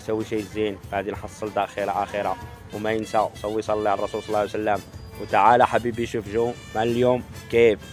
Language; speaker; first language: Arabic; non-native, learner; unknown